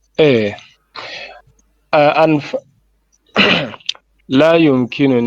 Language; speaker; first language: Arabic; non-native, learner; French